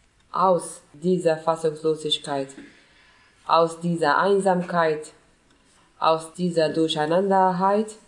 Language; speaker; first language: German; non-native, fluent; Persian